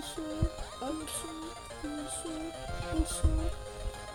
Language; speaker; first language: French; native; French